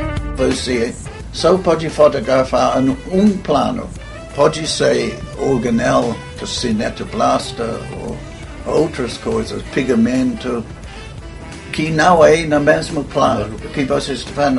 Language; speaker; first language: Portuguese; non-native, fluent; English